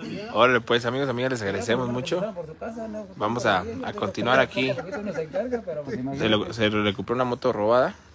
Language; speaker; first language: Spanish; native; Spanish